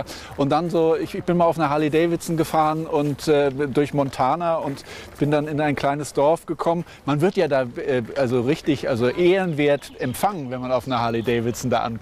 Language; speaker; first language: German; native; German